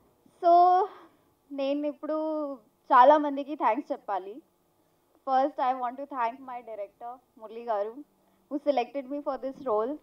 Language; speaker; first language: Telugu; non-native, learner; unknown